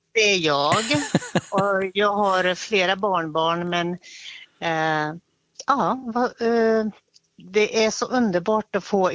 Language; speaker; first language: Swedish; native; Swedish